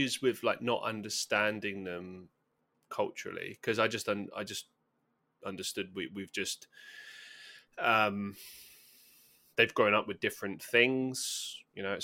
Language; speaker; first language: English; native; English